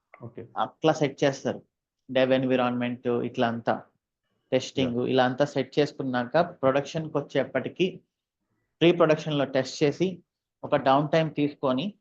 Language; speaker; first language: Telugu; native; Telugu